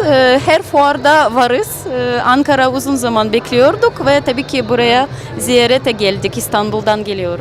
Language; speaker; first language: Turkish; non-native, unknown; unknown